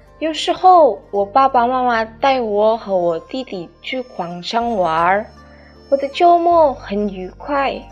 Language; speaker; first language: Chinese; non-native, fluent; Indonesian